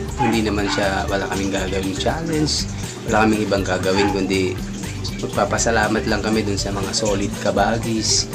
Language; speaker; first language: Filipino; non-native, local second language; Iloko